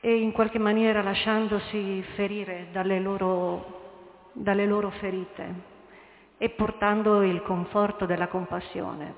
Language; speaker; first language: Italian; native; Italian